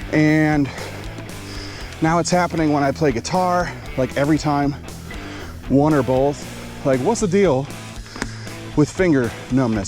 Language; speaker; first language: English; native; English